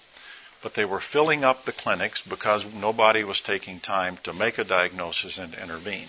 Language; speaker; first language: English; native; English